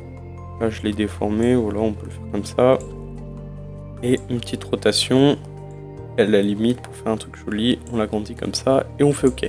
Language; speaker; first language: French; native; French